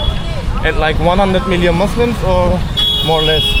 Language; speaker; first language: English; non-native, learner; Turkish